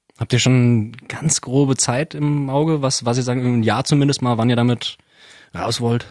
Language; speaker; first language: German; native; German